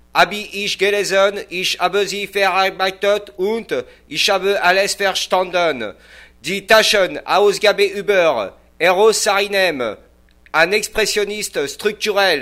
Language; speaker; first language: German; non-native, learner; French